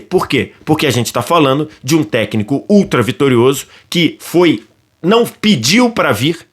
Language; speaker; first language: Portuguese; native; Portuguese